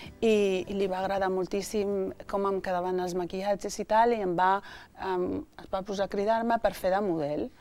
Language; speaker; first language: Catalan; early bilingual, other home language; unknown